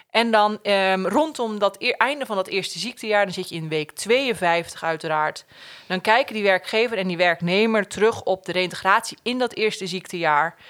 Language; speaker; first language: Dutch; native; Dutch